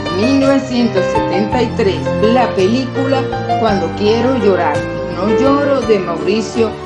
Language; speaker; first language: Spanish; native; Spanish